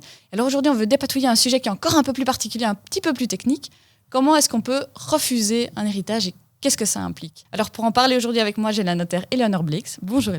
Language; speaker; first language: French; native; French